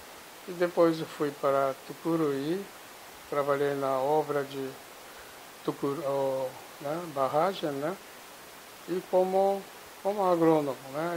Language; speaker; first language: Portuguese; non-native, fluent; Japanese